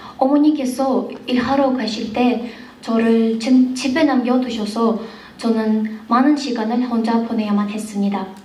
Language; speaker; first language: Korean; non-native, fluent; Kazakh